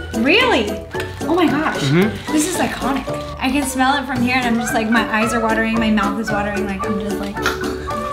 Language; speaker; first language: English; early bilingual, heritage; English